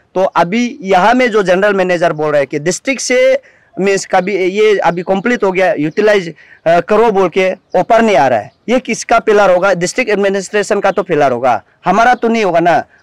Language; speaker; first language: Hindi; non-native, local second language; Nyishi